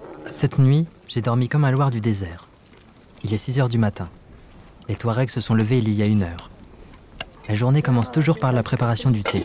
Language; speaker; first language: French; native; French